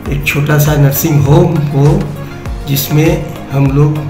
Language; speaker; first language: Hindi; native; Hindi